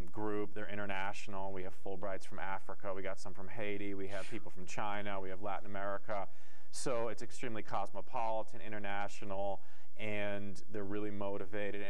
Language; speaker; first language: English; native; English